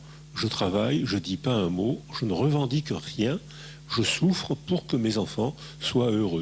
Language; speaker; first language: French; native; French